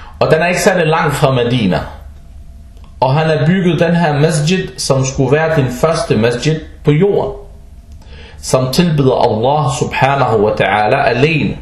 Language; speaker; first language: Danish; non-native, fluent; Arabic